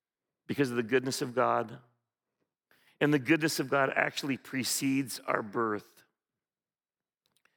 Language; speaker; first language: English; native; English